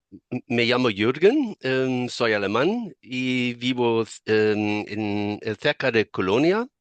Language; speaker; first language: Spanish; non-native, fluent; German